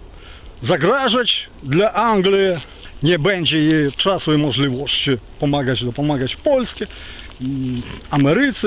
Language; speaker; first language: Polish; non-native, fluent; Ukrainian